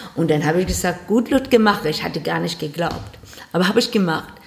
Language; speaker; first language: German; non-native, learner; Swedish